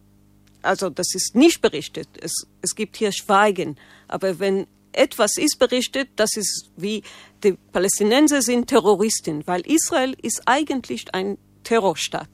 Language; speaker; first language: German; non-native, fluent; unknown